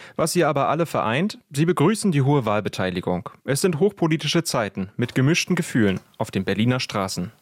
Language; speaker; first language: German; native; German